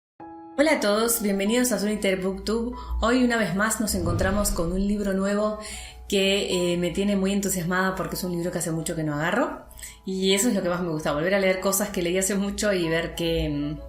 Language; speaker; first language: Spanish; native; Spanish